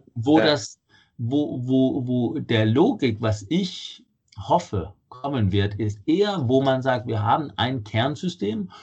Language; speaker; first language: German; non-native, fluent; Danish